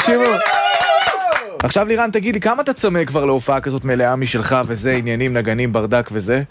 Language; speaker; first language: Hebrew; native; Hebrew